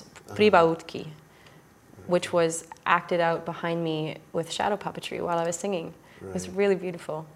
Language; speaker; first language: English; native; English